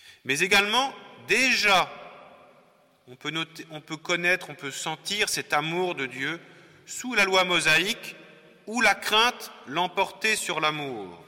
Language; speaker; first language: French; native; French